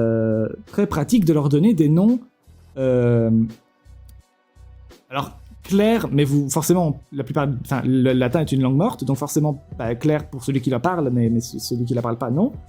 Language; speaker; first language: French; native; French